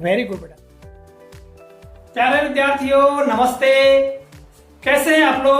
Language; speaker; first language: Hindi; native; Hindi